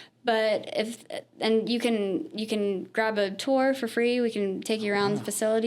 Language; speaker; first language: English; native; English